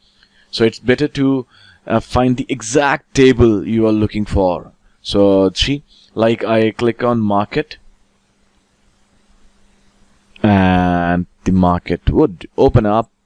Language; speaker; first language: English; non-native, local second language; Hindi